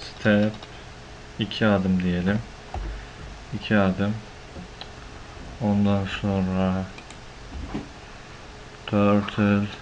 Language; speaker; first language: Turkish; native; Turkish